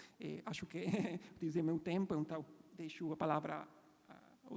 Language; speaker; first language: Portuguese; non-native, fluent; Italian